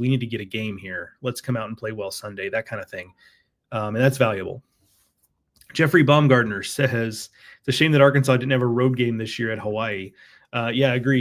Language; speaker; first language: English; native; English